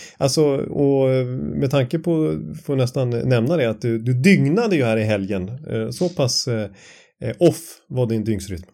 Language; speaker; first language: Swedish; native; Swedish